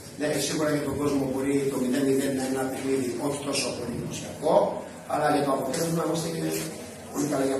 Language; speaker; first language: Greek; native; Greek